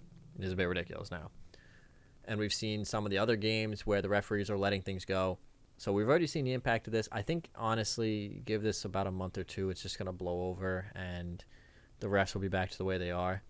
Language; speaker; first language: English; native; English